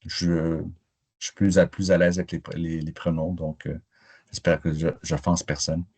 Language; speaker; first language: French; native; French